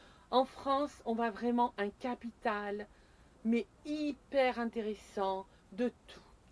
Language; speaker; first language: French; native; French